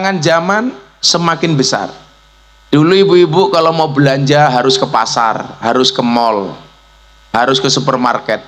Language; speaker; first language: Indonesian; non-native, local second language; Javanese